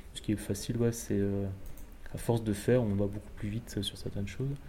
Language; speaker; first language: French; native; French